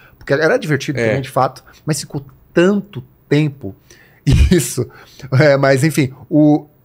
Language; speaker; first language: Portuguese; native; Portuguese